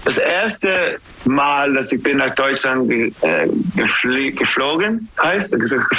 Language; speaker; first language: German; non-native, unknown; English